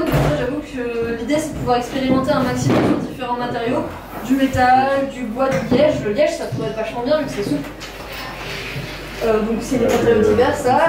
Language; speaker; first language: French; native; French